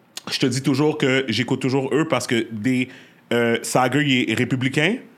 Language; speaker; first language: French; native; French